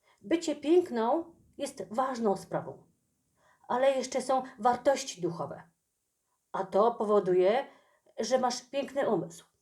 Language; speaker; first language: Polish; native; Polish